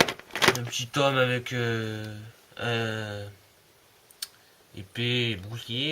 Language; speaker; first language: French; native; French